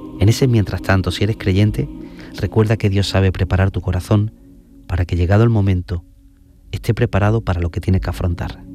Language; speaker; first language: Spanish; native; Spanish